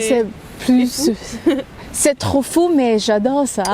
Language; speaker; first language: French; non-native, learner; Thai